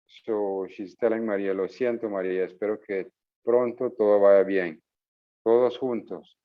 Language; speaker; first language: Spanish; non-native, fluent; English